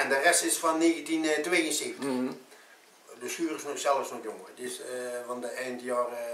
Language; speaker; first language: Dutch; native; Dutch